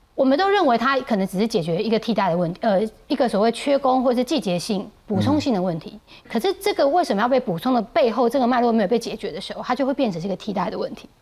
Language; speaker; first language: Chinese; native; Chinese